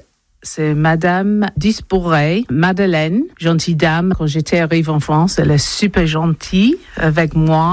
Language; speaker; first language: French; non-native, learner; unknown